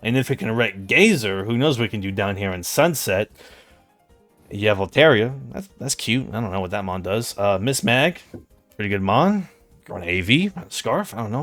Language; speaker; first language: English; native; English